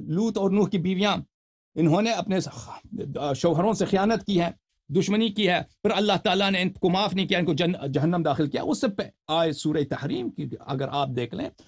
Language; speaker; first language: Urdu; non-native, fluent; Persian